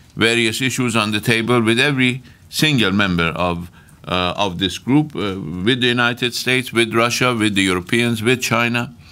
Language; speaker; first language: English; non-native, fluent; Persian